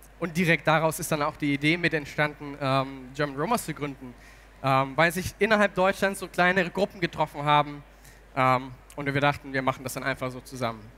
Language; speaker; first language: German; native; German